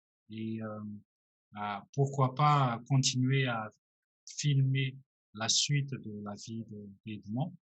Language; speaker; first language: French; non-native, local second language; Malagasy